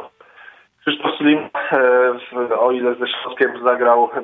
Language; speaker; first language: Polish; native; Polish